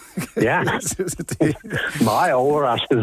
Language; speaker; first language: Danish; non-native, fluent; English